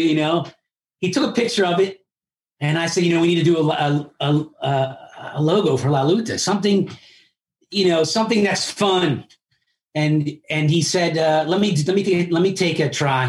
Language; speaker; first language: English; early bilingual, other home language; Italian